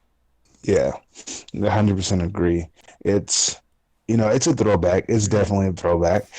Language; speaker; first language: English; native; English